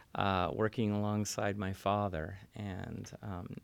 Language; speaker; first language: English; native; English